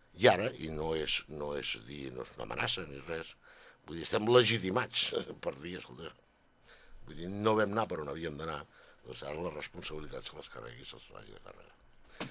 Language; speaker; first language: Catalan; native; Catalan